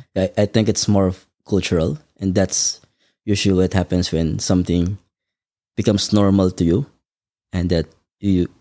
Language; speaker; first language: English; non-native, local second language; Filipino